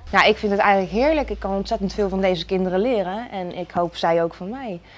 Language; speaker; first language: Dutch; native; Dutch